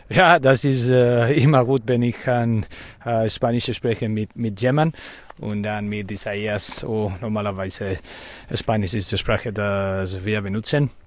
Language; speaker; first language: German; non-native, learner; Spanish